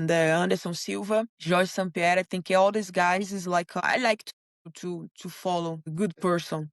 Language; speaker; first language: English; non-native, learner; Portuguese